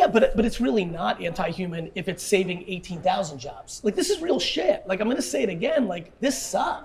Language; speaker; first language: English; early bilingual, other home language; Russian